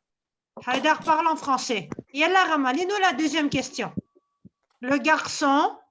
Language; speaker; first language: French; non-native, local second language; Arabic